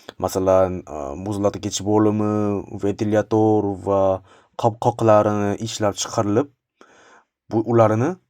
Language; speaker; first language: Uzbek; non-native, learner; Korean